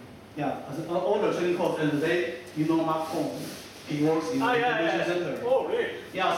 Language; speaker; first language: English; non-native, fluent; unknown